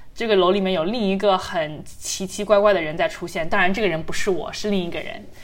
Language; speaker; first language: Chinese; native; Chinese